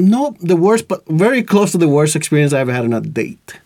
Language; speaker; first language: English; non-native, fluent; Spanish